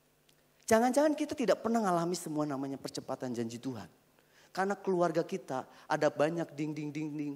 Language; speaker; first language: Indonesian; native; Indonesian